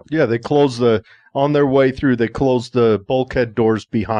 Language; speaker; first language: English; native; English